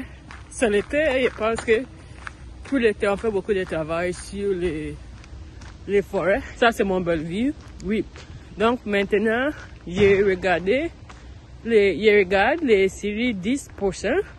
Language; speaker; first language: French; non-native, learner; English